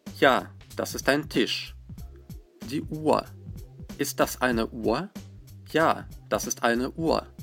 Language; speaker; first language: German; non-native, fluent; Russian